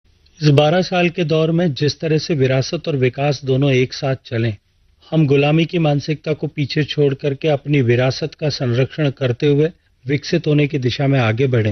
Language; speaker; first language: Hindi; native; Hindi